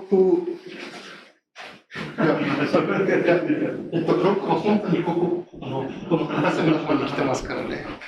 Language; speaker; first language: Japanese; non-native, fluent; Russian